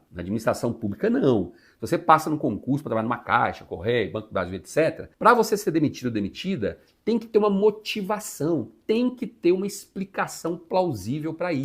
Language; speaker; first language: Portuguese; native; Portuguese